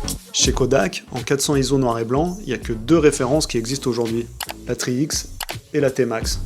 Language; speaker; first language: French; native; French